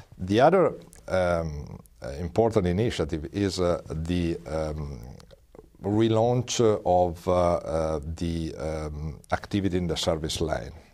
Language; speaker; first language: English; non-native, fluent; Italian